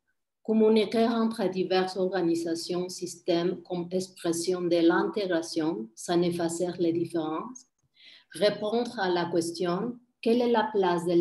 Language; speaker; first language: French; non-native, fluent; Spanish